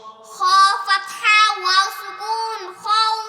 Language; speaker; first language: Arabic; non-native, learner; Bangla